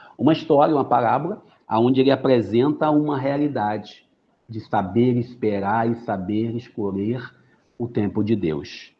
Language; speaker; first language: Portuguese; native; Portuguese